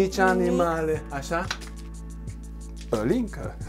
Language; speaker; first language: Romanian; non-native, local second language; Hungarian